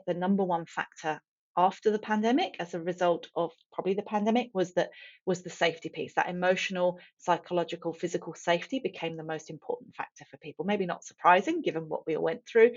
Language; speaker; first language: English; native; English